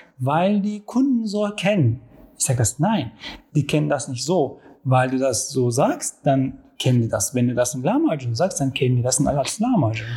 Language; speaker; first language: German; non-native, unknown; Turkish